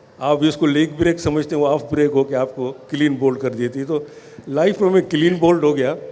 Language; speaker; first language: Urdu; non-native, local second language; Sindhi